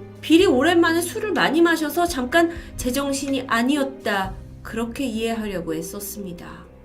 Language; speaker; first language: Korean; native; Korean